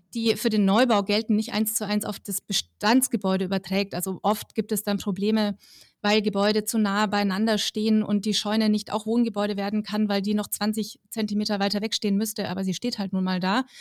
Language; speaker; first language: German; native; German